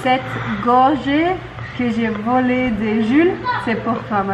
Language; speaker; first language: French; non-native, learner; Filipino